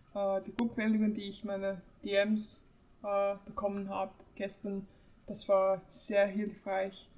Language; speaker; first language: German; non-native, fluent; English